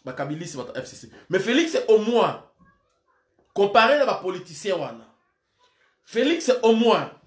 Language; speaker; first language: French; non-native, local second language; Lingala